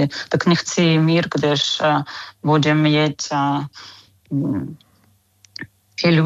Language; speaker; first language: Czech; non-native, fluent; Ukrainian